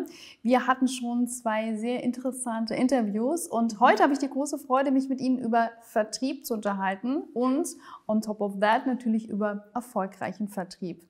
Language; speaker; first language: German; native; German